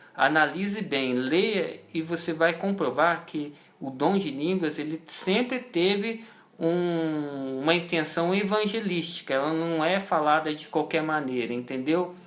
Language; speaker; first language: Portuguese; native; Portuguese